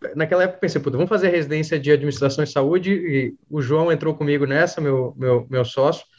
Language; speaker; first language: Portuguese; native; Portuguese